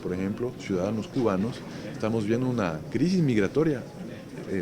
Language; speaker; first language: Spanish; native; Spanish